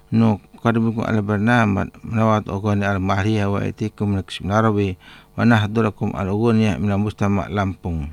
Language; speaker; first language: Arabic; non-native, learner; Indonesian